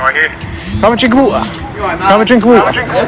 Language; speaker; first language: English; native; English